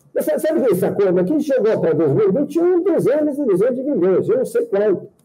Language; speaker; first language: Portuguese; non-native, fluent; Italian